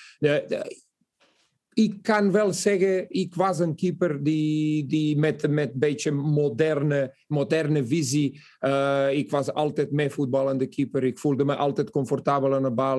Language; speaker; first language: Dutch; non-native, fluent; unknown